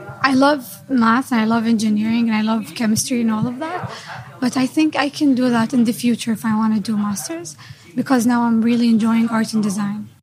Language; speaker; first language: English; non-native, fluent; Arabic